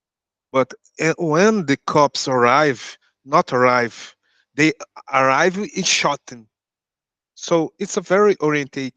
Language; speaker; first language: English; non-native, learner; Portuguese